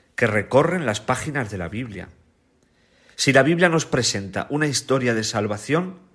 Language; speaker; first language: Spanish; native; Spanish